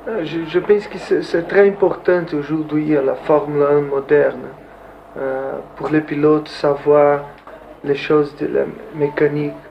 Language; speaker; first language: French; non-native, learner; Portuguese